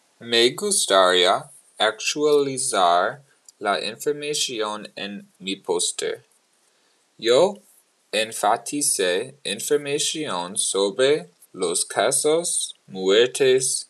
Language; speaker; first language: Spanish; non-native, learner; English